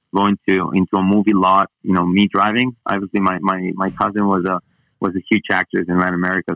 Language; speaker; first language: English; non-native, fluent; Spanish